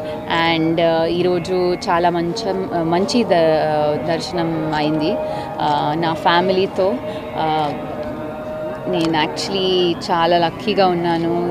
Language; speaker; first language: Telugu; non-native, fluent; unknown